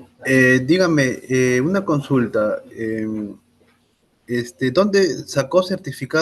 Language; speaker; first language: Spanish; native; Spanish